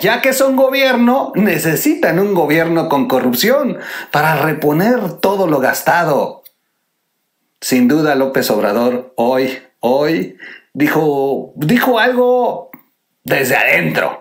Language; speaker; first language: Spanish; native; Spanish